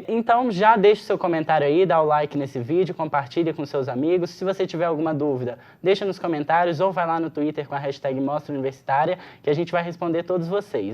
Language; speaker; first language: Portuguese; native; Portuguese